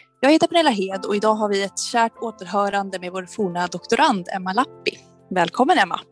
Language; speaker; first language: Swedish; native; Swedish